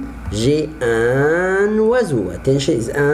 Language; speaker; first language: French; non-native, fluent; Arabic